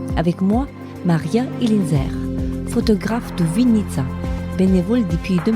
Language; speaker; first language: French; non-native, fluent; Ukrainian